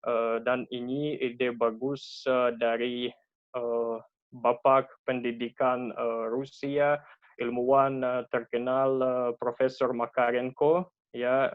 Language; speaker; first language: Indonesian; non-native, fluent; Russian